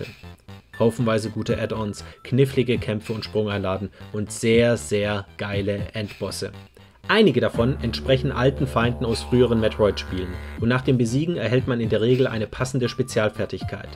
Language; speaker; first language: German; native; German